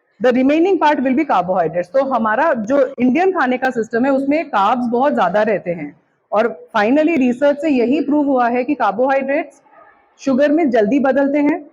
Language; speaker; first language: Hindi; non-native, local second language; Bangla